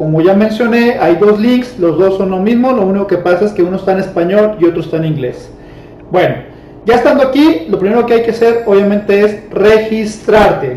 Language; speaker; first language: Spanish; native; Spanish